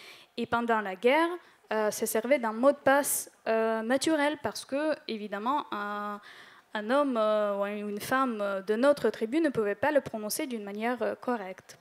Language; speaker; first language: French; non-native, fluent; Ukrainian